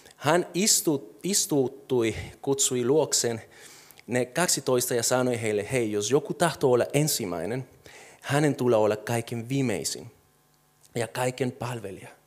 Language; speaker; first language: Finnish; non-native, fluent; Spanish